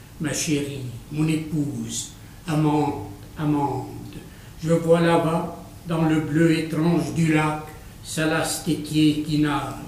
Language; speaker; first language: French; non-native, local second language; Arabic